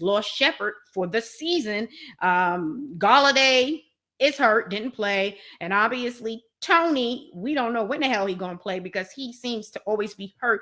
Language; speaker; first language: English; native; English